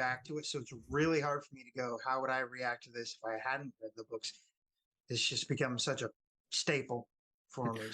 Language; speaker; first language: English; native; English